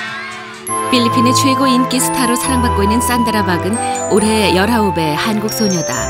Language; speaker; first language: Korean; native; Korean